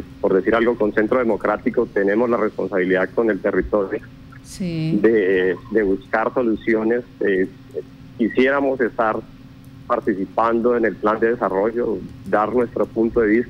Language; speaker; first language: Spanish; native; Spanish